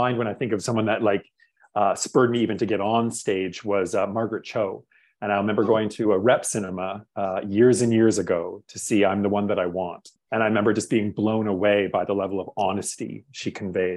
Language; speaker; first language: English; native; English